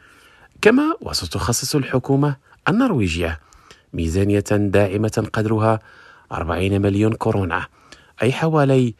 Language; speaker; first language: Arabic; non-native, fluent; Indonesian